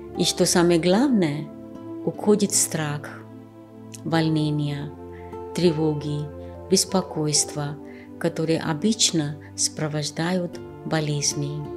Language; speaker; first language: Russian; non-native, fluent; Hindi